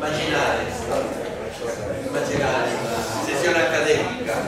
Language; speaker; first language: Italian; non-native, learner; Spanish